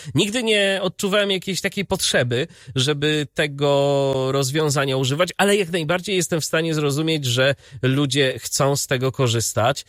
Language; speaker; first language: Polish; native; Polish